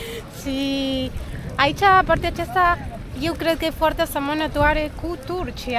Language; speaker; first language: Romanian; non-native, learner; Spanish